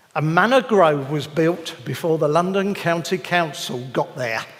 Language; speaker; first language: English; native; English